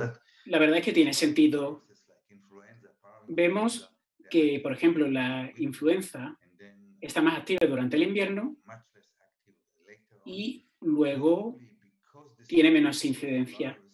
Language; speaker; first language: Spanish; non-native, fluent; Turkish